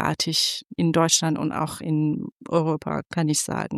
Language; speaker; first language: German; non-native, fluent; Persian